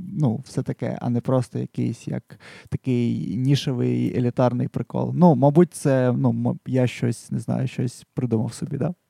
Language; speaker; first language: Ukrainian; non-native, local second language; Russian